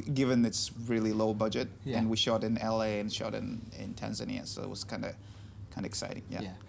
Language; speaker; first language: English; non-native, local second language; Russian